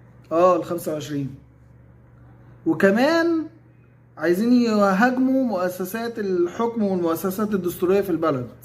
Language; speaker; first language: Arabic; native; Arabic